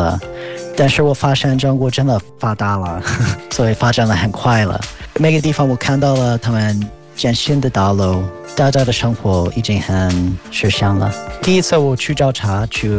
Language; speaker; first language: Chinese; non-native, fluent; English